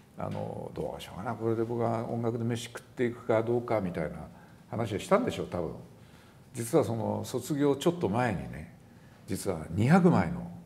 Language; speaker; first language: Japanese; native; Japanese